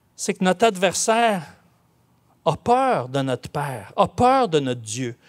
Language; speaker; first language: French; native; French